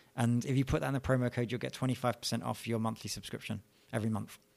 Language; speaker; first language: English; native; English